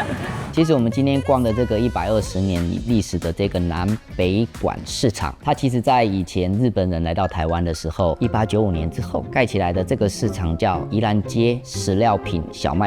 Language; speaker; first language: Chinese; native; Chinese